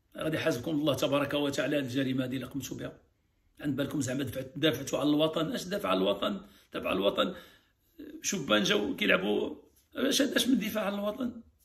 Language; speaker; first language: Arabic; native; Arabic